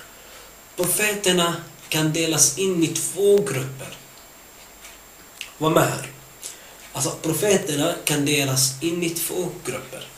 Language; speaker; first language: Swedish; early bilingual, other home language; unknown